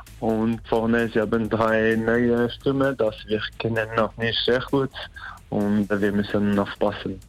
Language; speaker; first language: German; non-native, learner; French